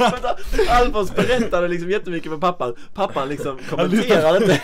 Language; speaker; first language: Swedish; native; Swedish